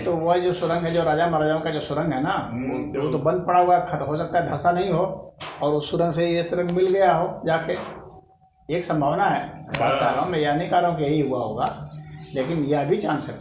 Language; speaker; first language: Hindi; native; Hindi